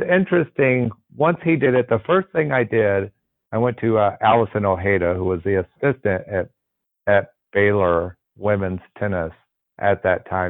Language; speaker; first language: English; native; English